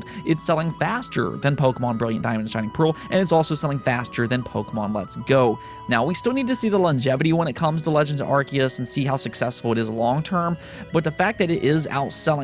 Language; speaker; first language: English; native; English